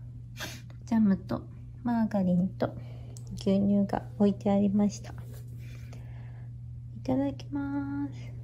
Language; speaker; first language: Japanese; native; Japanese